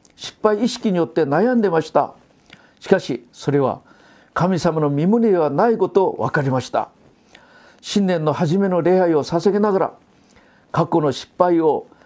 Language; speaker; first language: Japanese; non-native, fluent; Korean